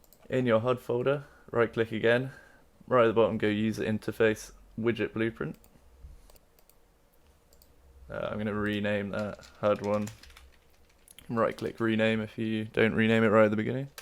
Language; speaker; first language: English; native; English